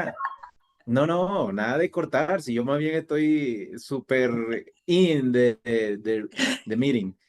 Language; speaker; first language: Spanish; native; Spanish